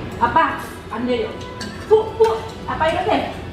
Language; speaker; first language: Korean; non-native, learner; Thai